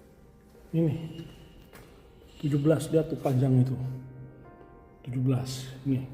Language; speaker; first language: Indonesian; native; Indonesian